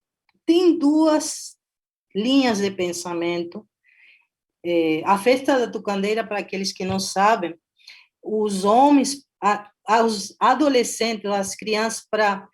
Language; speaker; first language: Portuguese; non-native, fluent; Spanish